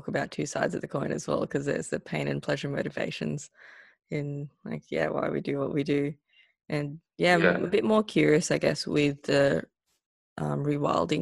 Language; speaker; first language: English; non-native, local second language; Filipino